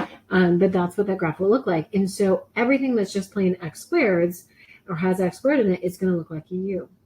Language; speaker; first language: English; native; English